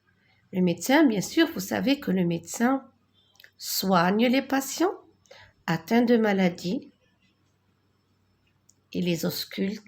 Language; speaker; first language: French; non-native, local second language; Arabic